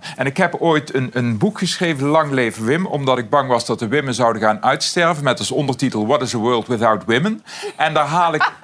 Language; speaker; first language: Dutch; native; Dutch